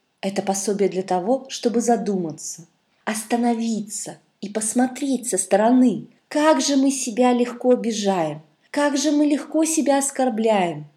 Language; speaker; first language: Russian; native; Russian